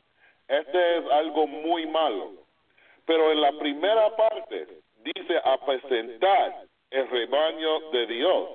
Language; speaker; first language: Spanish; non-native, fluent; English